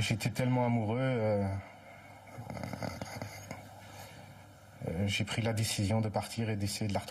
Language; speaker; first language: French; native; French